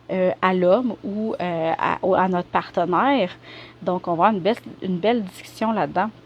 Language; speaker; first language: French; native; French